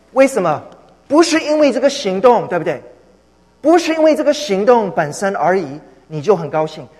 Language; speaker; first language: Chinese; non-native, fluent; English